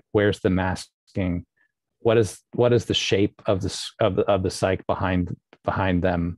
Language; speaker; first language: English; native; English